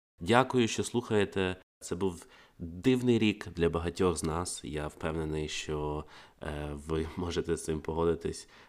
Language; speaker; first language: Ukrainian; native; Ukrainian